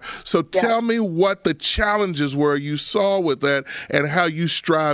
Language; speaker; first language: English; native; English